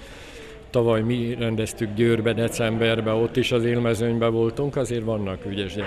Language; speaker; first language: Hungarian; native; Hungarian